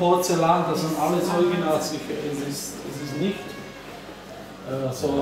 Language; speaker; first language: German; non-native, learner; Slovak